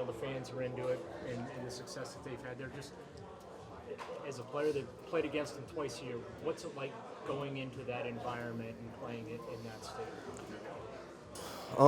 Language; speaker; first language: English; native; English